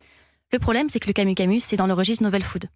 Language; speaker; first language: French; native; French